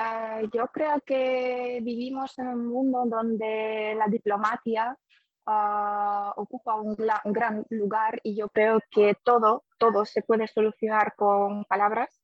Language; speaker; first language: Spanish; non-native, fluent; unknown